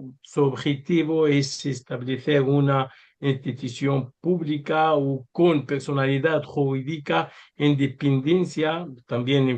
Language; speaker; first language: Spanish; non-native, learner; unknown